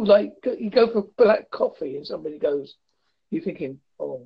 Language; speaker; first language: English; native; English